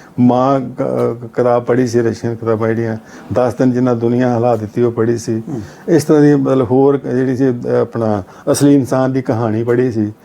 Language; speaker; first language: Punjabi; native; Punjabi